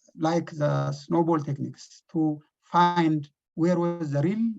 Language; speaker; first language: English; non-native, local second language; Amharic